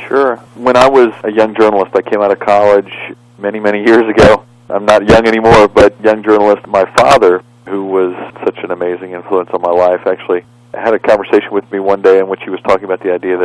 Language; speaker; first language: English; native; English